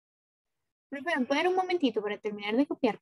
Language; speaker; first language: Spanish; native; Spanish